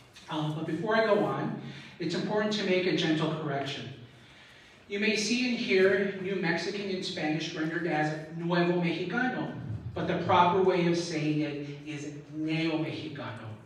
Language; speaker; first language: English; early bilingual, other home language; Spanish